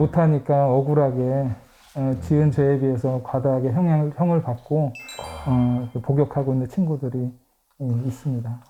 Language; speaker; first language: Korean; native; Korean